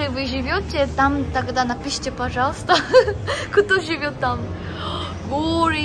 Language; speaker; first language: Russian; non-native, learner; Korean